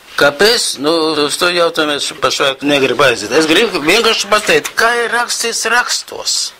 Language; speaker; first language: Latvian; non-native, local second language; Russian